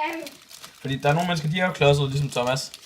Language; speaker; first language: Danish; native; Danish